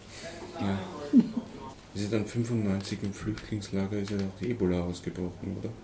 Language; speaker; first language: German; native; German